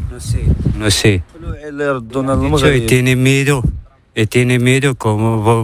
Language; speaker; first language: Spanish; non-native, learner; Arabic